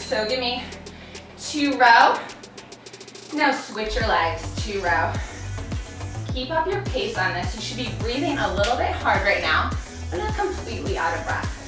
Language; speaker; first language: English; native; English